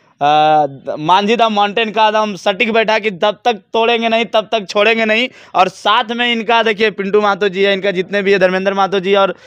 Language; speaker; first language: Hindi; native; Hindi